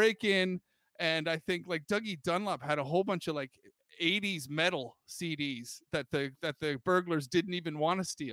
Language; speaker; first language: English; native; English